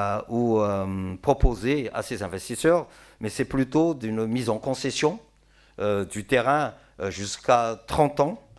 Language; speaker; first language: French; non-native, local second language; Malagasy